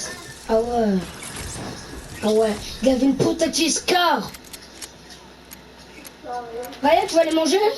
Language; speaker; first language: French; native; French